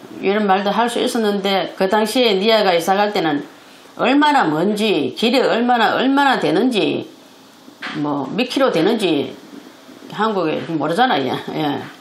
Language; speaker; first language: Korean; native; Korean